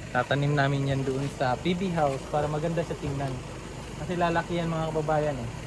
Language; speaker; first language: Filipino; non-native, local second language; Cebuano